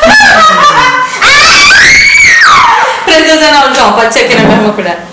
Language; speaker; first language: Portuguese; native; Portuguese